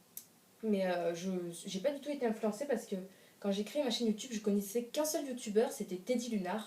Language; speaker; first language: French; native; French